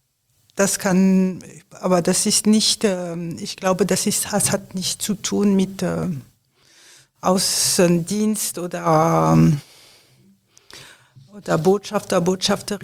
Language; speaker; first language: German; non-native, fluent; French